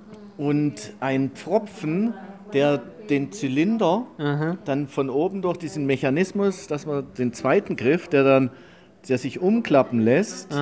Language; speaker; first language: German; native; German